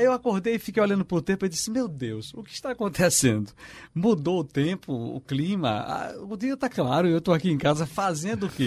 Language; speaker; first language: Portuguese; native; Portuguese